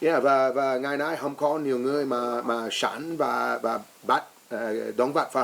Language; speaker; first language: Vietnamese; non-native, learner; English